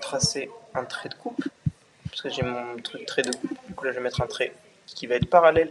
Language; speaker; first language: French; native; French